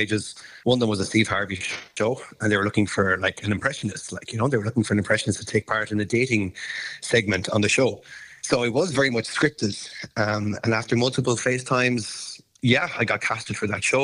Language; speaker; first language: English; native; English